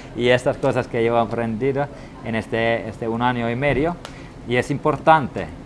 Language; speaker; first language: Spanish; non-native, learner; Finnish